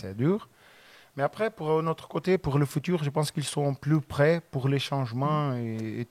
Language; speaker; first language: French; non-native, learner; Portuguese